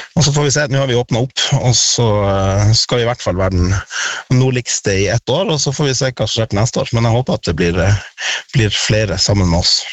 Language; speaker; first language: Norwegian; native; Norwegian